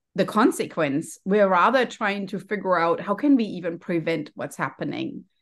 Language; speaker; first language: English; non-native, fluent; German